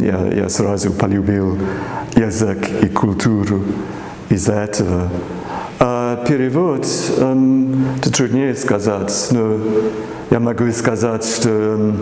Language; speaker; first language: Russian; non-native, fluent; English